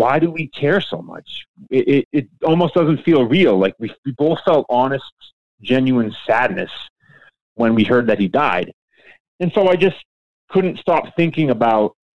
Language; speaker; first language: English; native; English